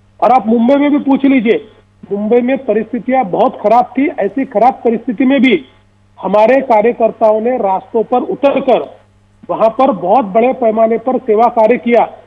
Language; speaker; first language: Hindi; non-native, local second language; Marathi